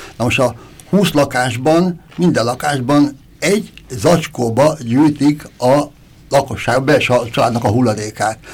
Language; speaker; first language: Hungarian; native; Hungarian